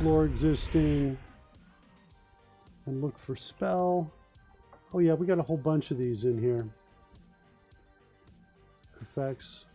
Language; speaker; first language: English; native; English